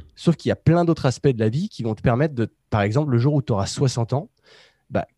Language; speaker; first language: French; native; French